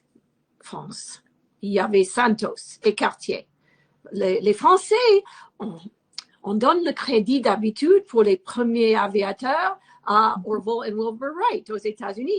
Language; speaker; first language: French; non-native, fluent; English